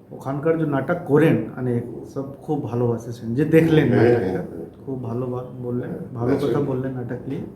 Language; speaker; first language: Bangla; non-native, learner; Hindi